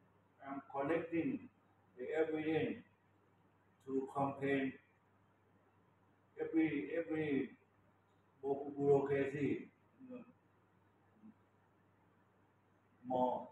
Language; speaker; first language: English; non-native, learner; Thai